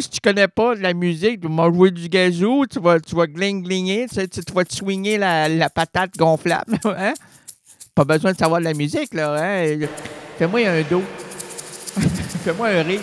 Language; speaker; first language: French; native; French